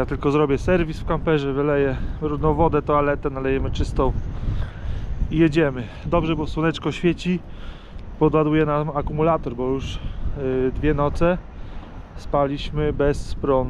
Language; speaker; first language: Polish; native; Polish